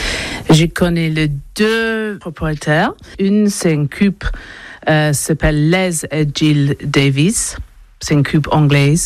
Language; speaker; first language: French; non-native, learner; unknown